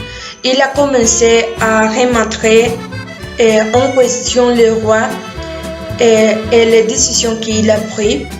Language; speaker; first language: French; non-native, learner; Spanish